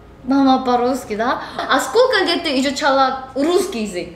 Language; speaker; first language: Russian; non-native, learner; Korean